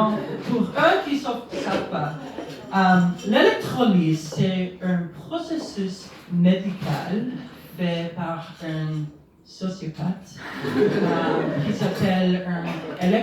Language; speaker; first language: French; non-native, learner; English